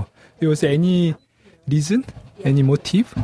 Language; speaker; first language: English; non-native, learner; Korean